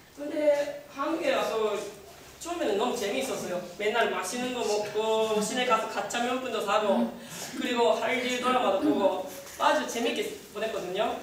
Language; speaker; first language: Korean; non-native, learner; Japanese